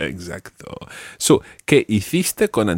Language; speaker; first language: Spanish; non-native, fluent; English